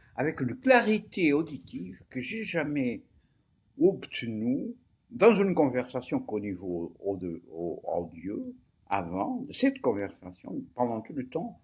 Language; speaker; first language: French; non-native, fluent; Portuguese